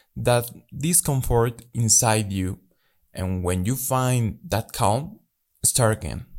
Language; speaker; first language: English; non-native, learner; Spanish